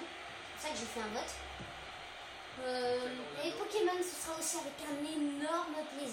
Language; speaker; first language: French; native; French